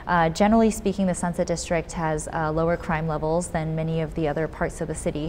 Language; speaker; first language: English; native; English